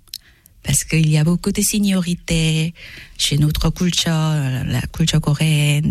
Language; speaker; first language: French; non-native, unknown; Korean